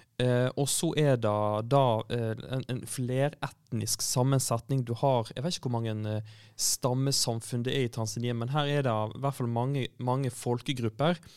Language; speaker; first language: Norwegian; native; Norwegian